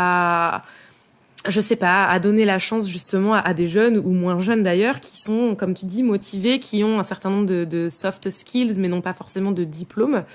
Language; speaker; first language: French; native; French